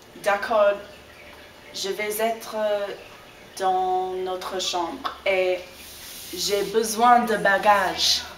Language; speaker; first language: French; non-native, learner; English